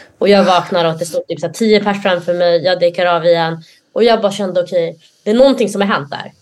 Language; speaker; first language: Swedish; early bilingual, other home language; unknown